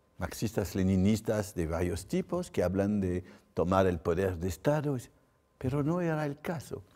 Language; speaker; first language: Spanish; non-native, fluent; French